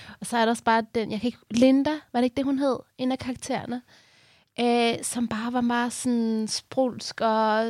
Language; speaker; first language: Danish; early bilingual, other home language; Persian